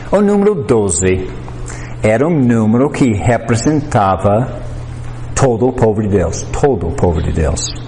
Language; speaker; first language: Portuguese; non-native, fluent; English